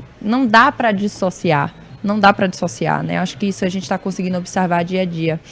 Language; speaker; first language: Portuguese; native; Portuguese